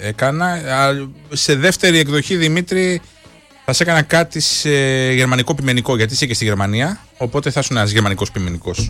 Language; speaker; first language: Greek; native; Greek